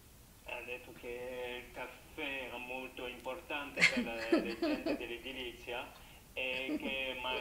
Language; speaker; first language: Italian; non-native, learner; French